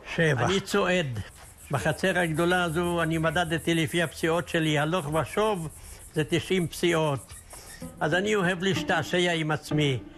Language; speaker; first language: Hebrew; native; Hebrew